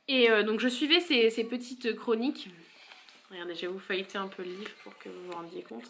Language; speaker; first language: French; native; French